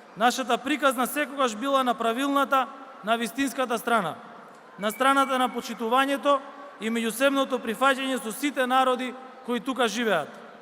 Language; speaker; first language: Macedonian; native; Macedonian